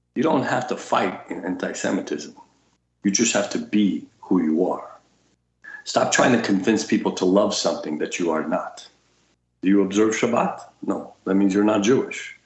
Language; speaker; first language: English; early bilingual, other home language; Russian